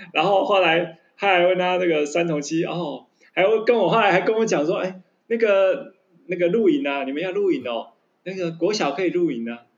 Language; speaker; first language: Chinese; native; Chinese